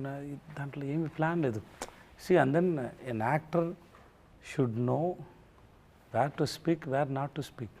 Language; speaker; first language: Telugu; non-native, learner; Tamil